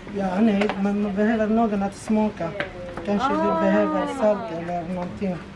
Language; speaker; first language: Swedish; non-native, learner; Arabic